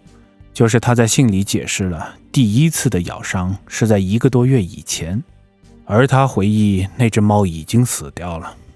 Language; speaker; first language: Chinese; native; Chinese